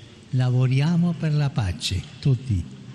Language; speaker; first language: Italian; non-native, fluent; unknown